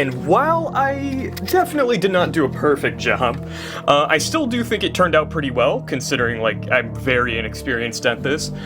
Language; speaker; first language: English; native; English